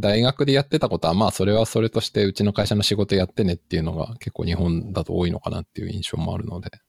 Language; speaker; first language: Japanese; native; Japanese